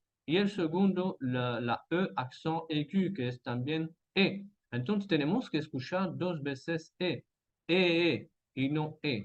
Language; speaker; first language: Spanish; non-native, fluent; French